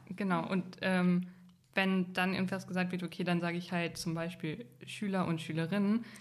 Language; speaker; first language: German; native; German